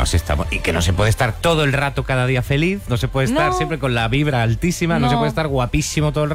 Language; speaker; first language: Spanish; native; Spanish